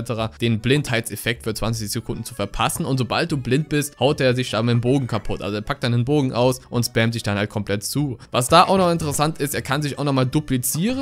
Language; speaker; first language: German; native; German